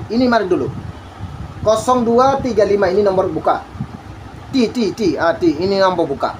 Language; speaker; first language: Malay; non-native, learner; Bangla